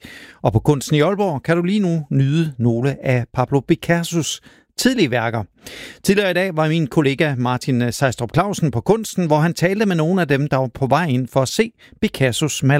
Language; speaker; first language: Danish; native; Danish